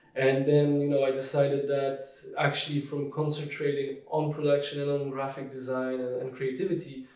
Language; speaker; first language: English; non-native, fluent; Polish